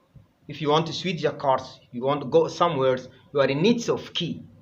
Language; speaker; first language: English; non-native, fluent; Arabic